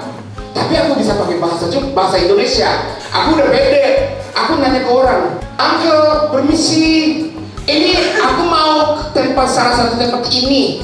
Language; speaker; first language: Indonesian; non-native, fluent; Japanese